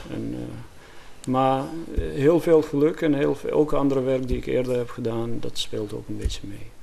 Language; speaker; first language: Dutch; non-native, fluent; Albanian